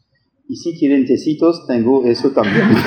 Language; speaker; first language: Spanish; non-native, fluent; French